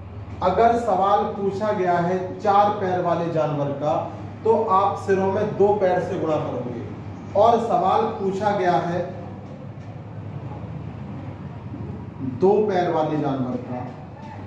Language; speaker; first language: Hindi; native; Hindi